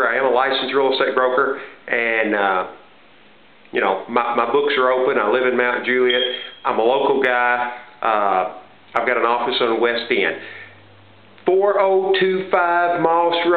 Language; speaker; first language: English; native; English